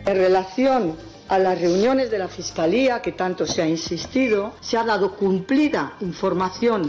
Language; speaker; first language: Spanish; native; Spanish